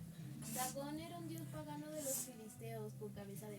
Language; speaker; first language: Spanish; native; Spanish